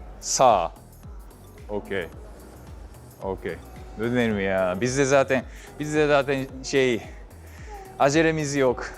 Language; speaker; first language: Turkish; non-native, fluent; Japanese